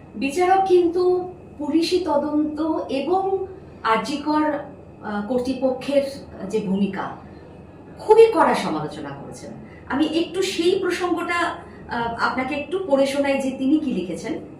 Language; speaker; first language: Bangla; native; Bangla